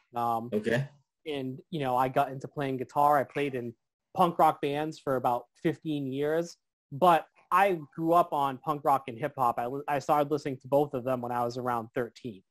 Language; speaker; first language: English; native; English